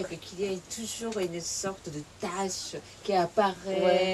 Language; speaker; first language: French; non-native, fluent; Japanese